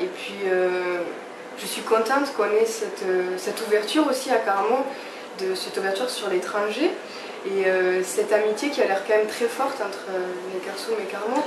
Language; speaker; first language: French; native; French